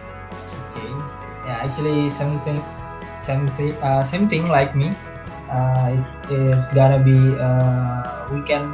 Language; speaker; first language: English; non-native, learner; Indonesian